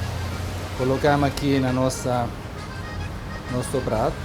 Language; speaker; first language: Portuguese; non-native, fluent; Italian